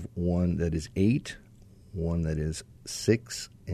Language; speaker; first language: English; native; English